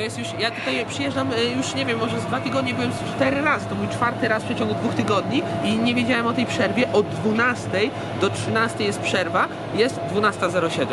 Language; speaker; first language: Polish; native; Polish